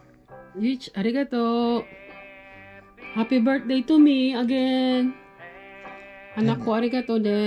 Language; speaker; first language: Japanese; non-native, learner; Filipino